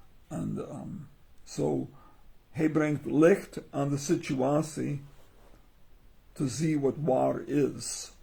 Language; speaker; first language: Dutch; non-native, learner; English